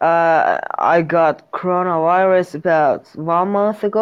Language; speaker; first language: English; non-native, learner; Persian